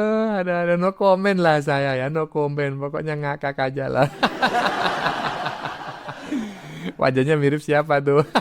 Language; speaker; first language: Indonesian; native; Indonesian